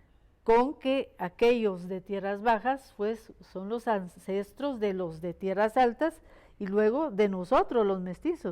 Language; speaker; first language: Spanish; native; Spanish